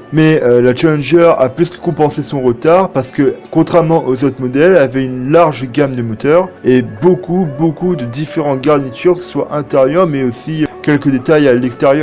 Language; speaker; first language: French; native; French